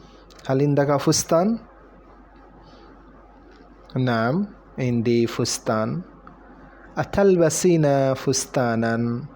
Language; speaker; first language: Arabic; non-native, fluent; Bangla